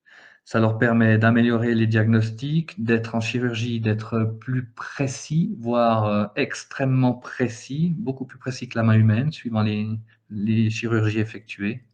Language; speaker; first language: French; native; French